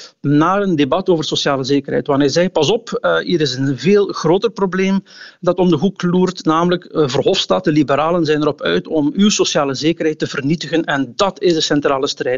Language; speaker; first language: Dutch; native; Dutch